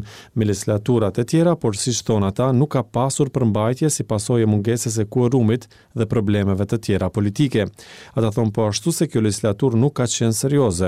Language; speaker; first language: Albanian; native; Albanian